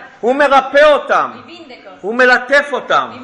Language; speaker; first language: Hebrew; non-native, fluent; Romanian